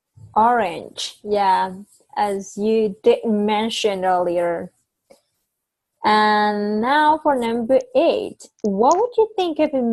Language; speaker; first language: English; non-native, fluent; Vietnamese